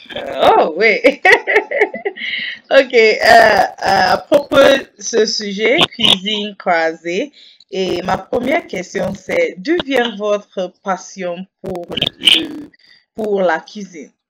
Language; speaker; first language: French; non-native, fluent; English